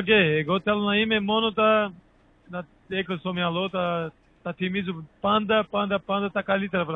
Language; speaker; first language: Greek; non-native, learner; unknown